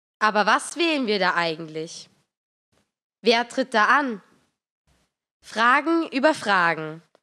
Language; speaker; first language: German; native; German